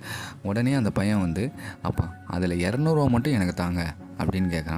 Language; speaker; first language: Tamil; native; Tamil